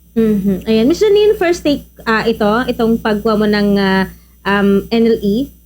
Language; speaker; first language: Filipino; non-native, local second language; Pangasinan